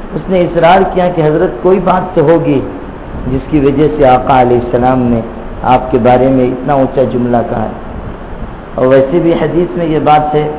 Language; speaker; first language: Urdu; native; Urdu